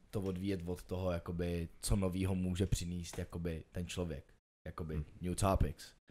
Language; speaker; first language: Czech; early bilingual, other home language; Ukrainian